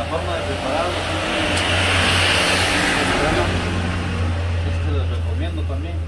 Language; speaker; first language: Spanish; native; Spanish